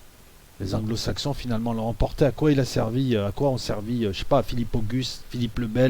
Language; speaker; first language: French; native; French